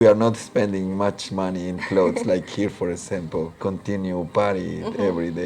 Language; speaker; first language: English; non-native, local second language; Spanish